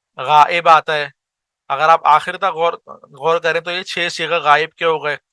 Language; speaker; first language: Urdu; native; Urdu